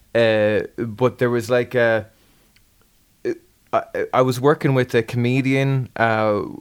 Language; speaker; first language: English; native; English